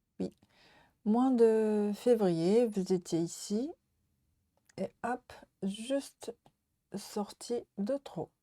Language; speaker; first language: French; non-native, learner; Japanese